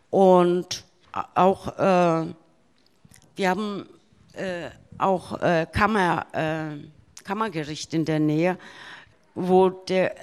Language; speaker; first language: German; early bilingual, other home language; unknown